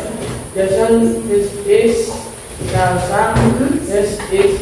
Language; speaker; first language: English; non-native, learner; Indonesian